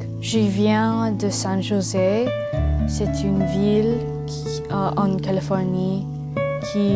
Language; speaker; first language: French; non-native, learner; English